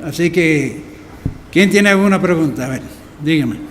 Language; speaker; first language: Spanish; early bilingual, heritage; Spanish